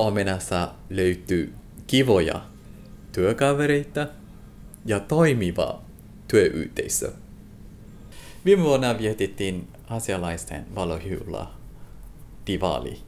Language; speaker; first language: Finnish; non-native, fluent; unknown